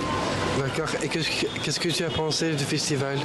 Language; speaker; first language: French; non-native, local second language; Arabic